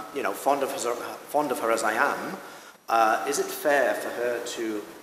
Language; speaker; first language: English; native; English